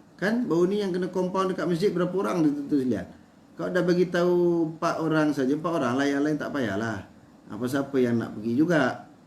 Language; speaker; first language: Malay; native; Malay